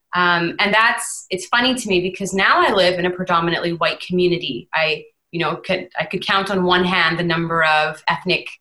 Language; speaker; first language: English; native; English